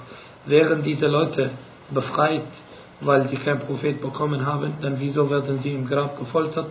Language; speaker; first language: German; non-native, fluent; Arabic